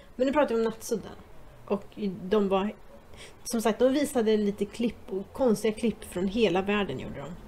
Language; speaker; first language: Swedish; native; Swedish